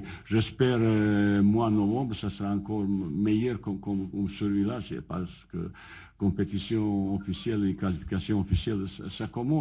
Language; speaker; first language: French; non-native, learner; Bosnian